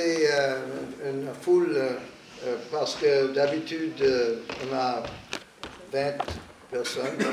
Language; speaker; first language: French; non-native, learner; English